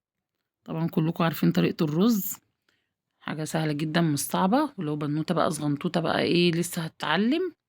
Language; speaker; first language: Arabic; native; Arabic